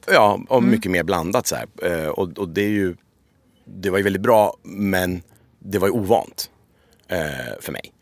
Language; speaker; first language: Swedish; early bilingual, other home language; Persian